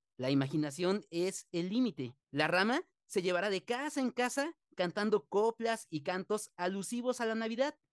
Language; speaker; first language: Spanish; native; Spanish